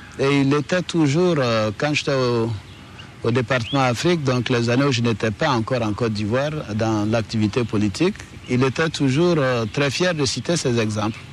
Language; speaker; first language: French; non-native, local second language; Dyula